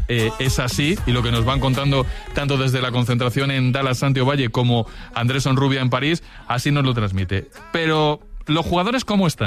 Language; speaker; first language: Spanish; native; Spanish